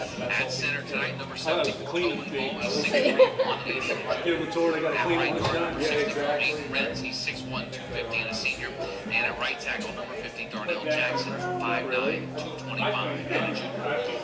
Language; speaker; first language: English; native; English